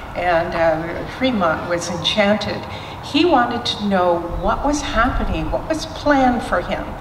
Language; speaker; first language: English; native; English